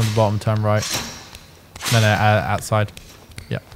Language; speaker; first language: English; native; English